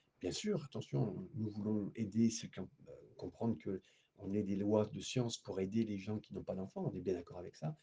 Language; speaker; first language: French; native; French